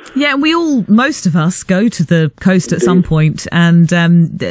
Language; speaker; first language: English; native; English